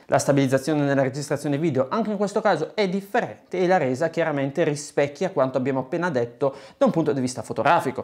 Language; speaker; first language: Italian; native; Italian